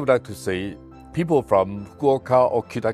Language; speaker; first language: English; non-native, fluent; Chinese